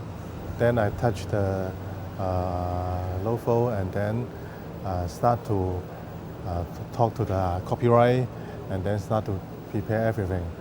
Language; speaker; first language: English; non-native, fluent; Cantonese